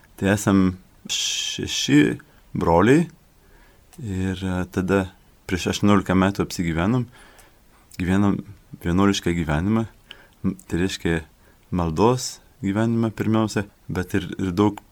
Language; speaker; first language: Lithuanian; non-native, learner; French